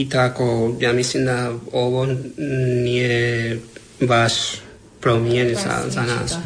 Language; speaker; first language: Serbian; non-native, learner; Spanish